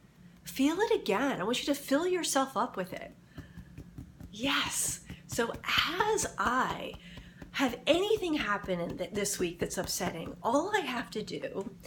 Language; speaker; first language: English; native; English